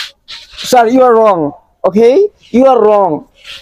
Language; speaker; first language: English; non-native, learner; Bangla